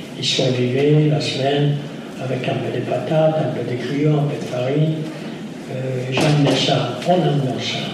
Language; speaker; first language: French; non-native, fluent; Yiddish